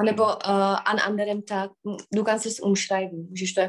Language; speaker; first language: German; non-native, learner; Czech